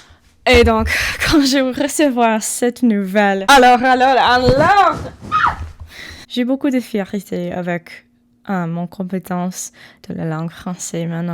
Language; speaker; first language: French; non-native, learner; English